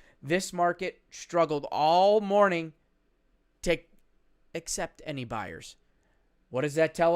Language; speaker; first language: English; native; English